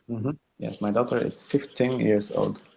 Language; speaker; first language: English; non-native, fluent; Russian